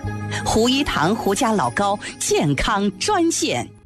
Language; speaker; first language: Chinese; native; Chinese